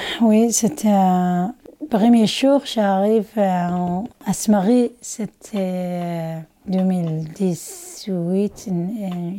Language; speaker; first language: French; non-native, learner; Somali